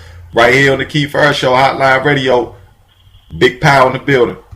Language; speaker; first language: English; native; English